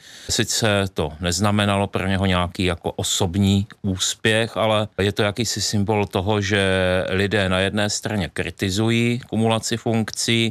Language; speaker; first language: Czech; native; Czech